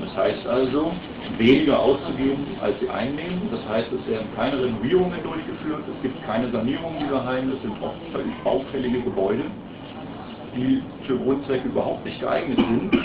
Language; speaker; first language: German; native; German